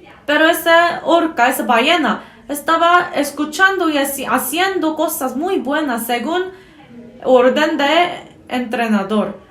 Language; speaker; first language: Spanish; non-native, fluent; Korean